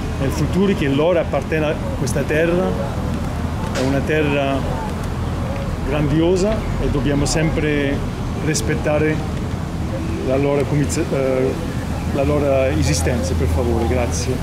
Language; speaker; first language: Italian; non-native, fluent; French